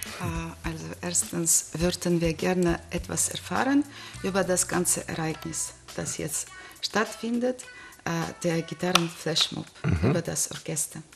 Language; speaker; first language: German; non-native, fluent; Russian